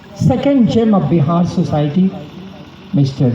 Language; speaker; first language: English; non-native, local second language; Hindi